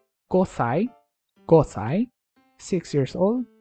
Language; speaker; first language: English; non-native, local second language; Filipino